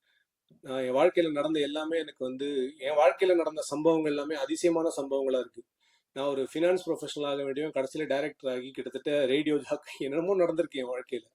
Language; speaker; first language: Tamil; native; Tamil